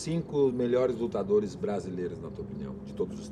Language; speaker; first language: Portuguese; native; Portuguese